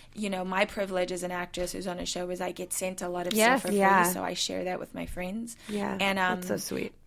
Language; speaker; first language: English; native; English